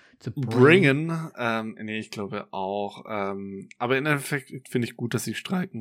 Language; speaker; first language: German; native; German